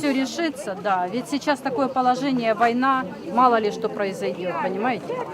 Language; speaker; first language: Russian; native; Russian